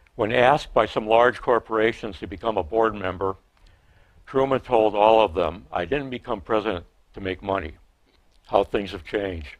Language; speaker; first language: English; native; English